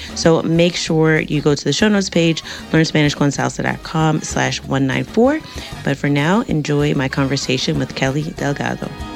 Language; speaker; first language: English; native; English